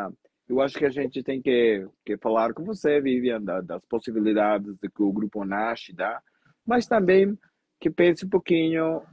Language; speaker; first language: Portuguese; non-native, fluent; Spanish